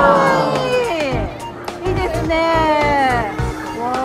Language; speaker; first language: Japanese; native; Japanese